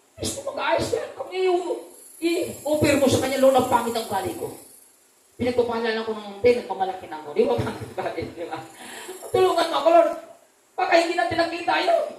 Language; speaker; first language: Filipino; non-native, local second language; Cebuano